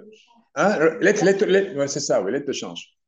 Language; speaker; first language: French; non-native, fluent; Turkish